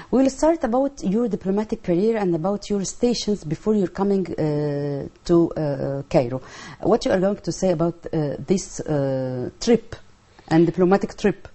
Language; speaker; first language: English; non-native, learner; Arabic